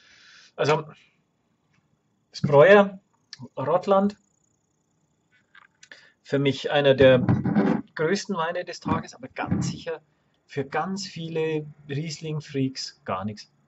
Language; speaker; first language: German; native; German